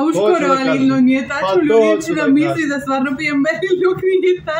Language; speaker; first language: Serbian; non-native, learner; Spanish